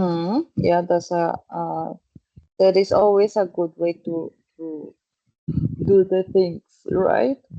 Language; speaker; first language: English; non-native, fluent; Spanish